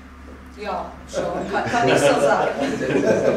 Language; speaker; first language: German; non-native, learner; Polish